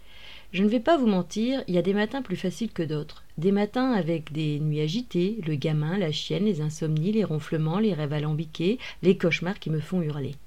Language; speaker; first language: French; native; French